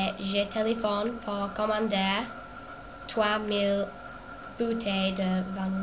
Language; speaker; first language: French; non-native, learner; English